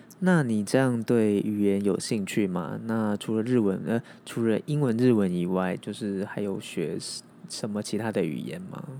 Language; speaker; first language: Chinese; native; Chinese